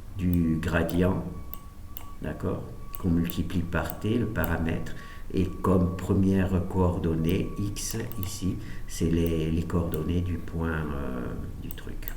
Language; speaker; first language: French; native; French